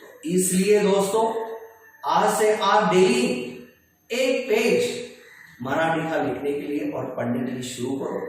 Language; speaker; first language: Hindi; non-native, local second language; Marathi